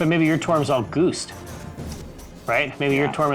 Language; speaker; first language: English; native; English